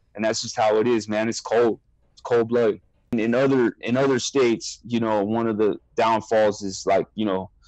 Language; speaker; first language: English; native; English